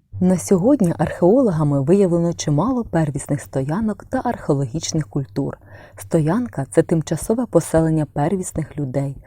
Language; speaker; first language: Ukrainian; native; Ukrainian